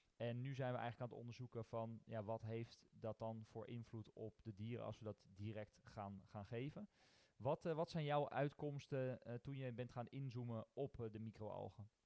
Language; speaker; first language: Dutch; native; Dutch